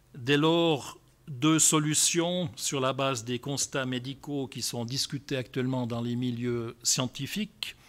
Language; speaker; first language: French; native; French